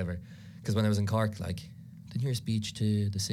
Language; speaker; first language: English; non-native, local second language; Irish